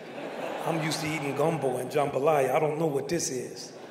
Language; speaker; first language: English; native; English